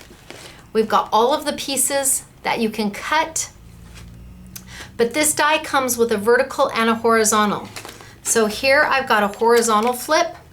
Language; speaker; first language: English; native; English